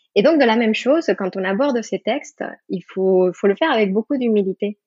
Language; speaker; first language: French; non-native, fluent; Spanish